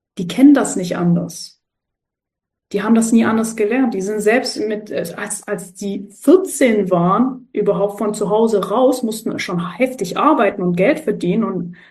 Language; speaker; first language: German; early bilingual, other home language; Turkish